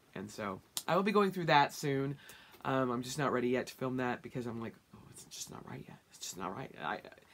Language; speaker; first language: English; native; English